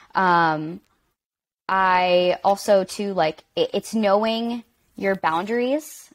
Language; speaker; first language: English; native; English